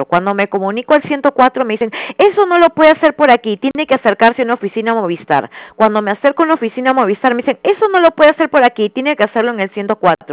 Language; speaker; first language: Spanish; native; Spanish